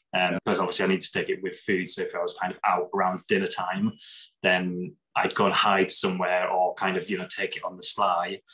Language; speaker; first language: English; native; English